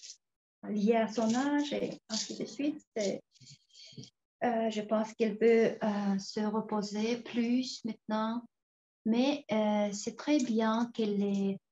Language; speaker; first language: French; non-native, fluent; Tuvinian